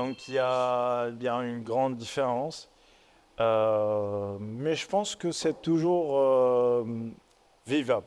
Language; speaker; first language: French; non-native, local second language; Arabic